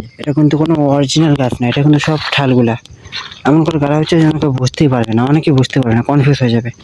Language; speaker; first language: Bangla; non-native, local second language; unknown